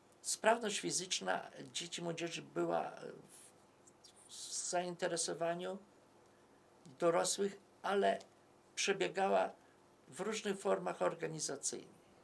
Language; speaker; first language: Polish; native; Polish